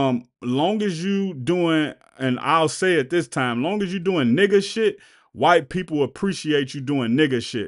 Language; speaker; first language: English; native; English